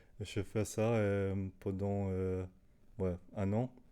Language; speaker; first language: French; non-native, learner; Danish